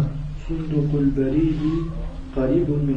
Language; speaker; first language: Arabic; non-native, learner; French